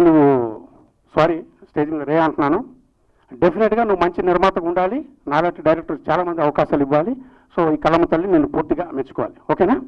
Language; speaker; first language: Telugu; native; Telugu